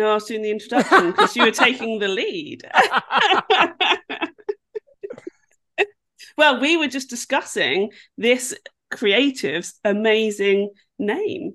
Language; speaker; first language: English; native; English